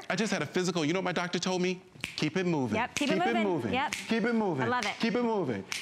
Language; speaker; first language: English; native; English